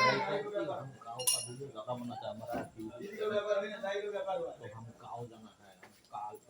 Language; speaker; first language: Hindi; non-native, local second language; Bangla